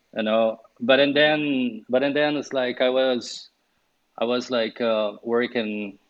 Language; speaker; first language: English; non-native, fluent; Portuguese